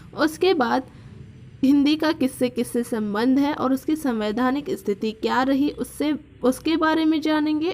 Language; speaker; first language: Hindi; native; Hindi